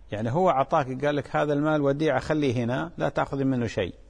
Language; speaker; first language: Arabic; native; Arabic